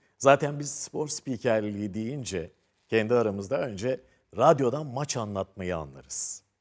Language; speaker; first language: Turkish; native; Turkish